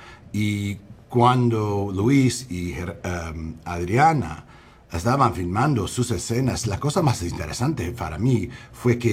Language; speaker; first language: Spanish; non-native, learner; English